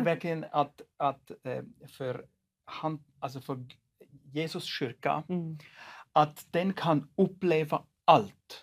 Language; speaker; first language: Swedish; non-native, fluent; German